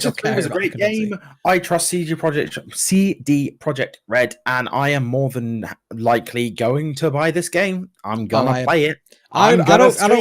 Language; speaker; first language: English; native; English